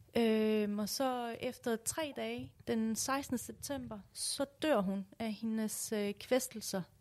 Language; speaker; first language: Danish; early bilingual, other home language; Persian